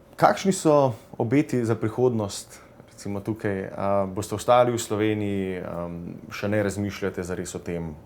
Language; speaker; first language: Slovenian; native; Slovenian